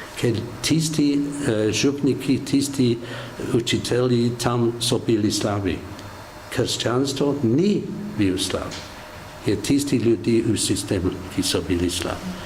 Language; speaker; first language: Slovenian; non-native, fluent; English